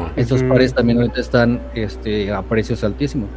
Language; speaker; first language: Spanish; native; Spanish